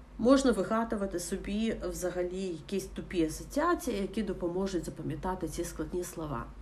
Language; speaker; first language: Ukrainian; non-native, local second language; Russian